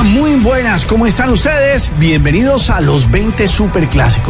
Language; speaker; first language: Spanish; native; Spanish